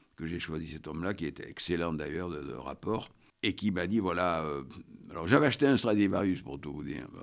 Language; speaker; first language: French; native; French